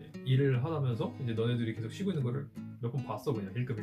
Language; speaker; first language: Korean; native; Korean